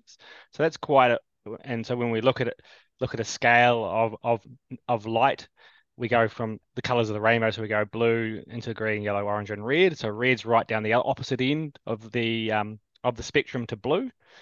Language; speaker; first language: English; native; English